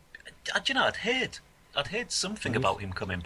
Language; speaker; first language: English; native; English